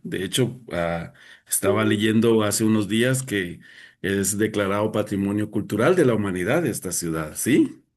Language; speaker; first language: Spanish; native; Spanish